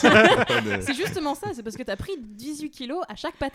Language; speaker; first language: French; native; French